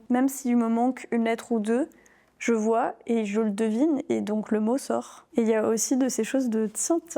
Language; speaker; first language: French; native; French